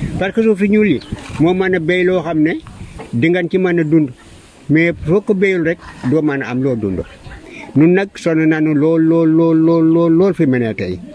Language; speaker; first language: Wolof; non-native, local second language; Serer